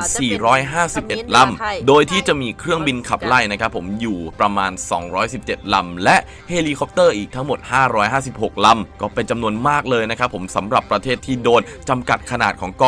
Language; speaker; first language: Thai; native; Thai